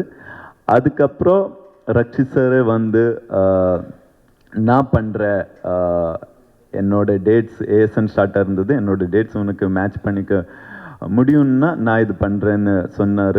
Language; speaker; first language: Tamil; non-native, learner; Kannada